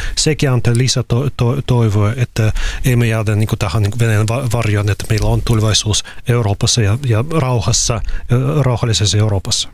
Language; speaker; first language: Finnish; non-native, fluent; Ukrainian